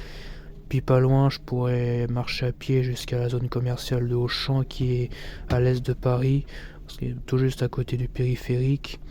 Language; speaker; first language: French; native; French